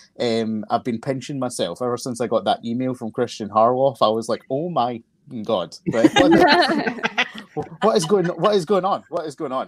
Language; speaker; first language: English; native; English